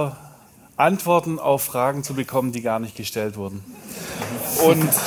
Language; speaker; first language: German; native; German